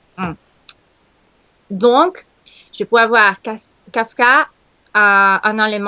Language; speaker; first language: French; non-native, learner; Italian